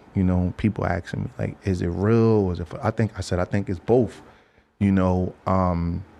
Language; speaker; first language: English; native; English